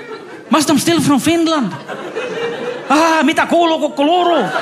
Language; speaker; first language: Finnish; native; Finnish